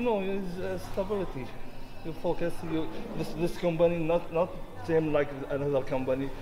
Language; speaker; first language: English; non-native, learner; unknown